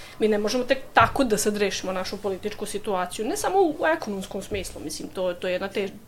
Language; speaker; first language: Serbian; native; Serbian